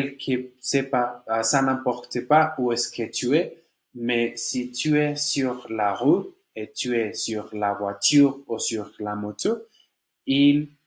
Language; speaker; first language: French; non-native, learner; Spanish